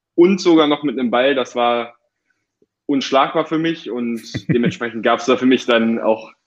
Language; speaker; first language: German; native; German